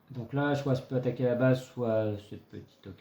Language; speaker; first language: French; native; French